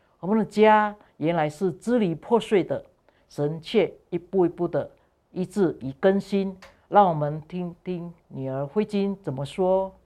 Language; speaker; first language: Chinese; non-native, fluent; Indonesian